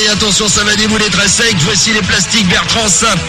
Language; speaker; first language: French; native; French